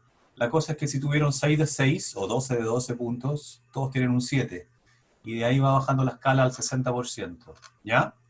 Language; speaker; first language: Spanish; native; Spanish